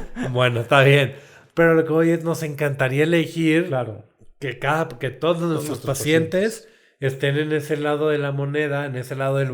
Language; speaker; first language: Spanish; native; Spanish